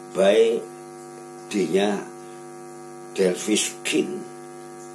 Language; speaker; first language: Indonesian; non-native, local second language; Javanese